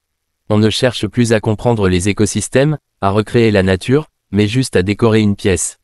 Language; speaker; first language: French; native; French